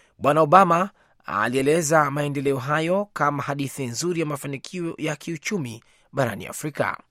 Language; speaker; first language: Swahili; native; Swahili